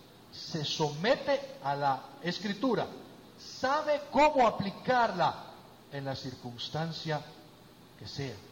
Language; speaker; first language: Spanish; native; Spanish